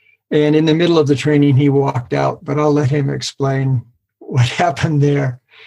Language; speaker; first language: English; native; English